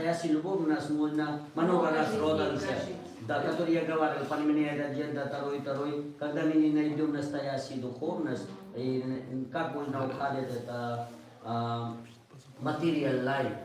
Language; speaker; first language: Russian; non-native, learner; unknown